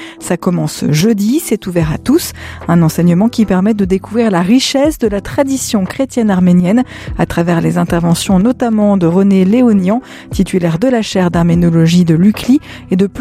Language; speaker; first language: French; native; French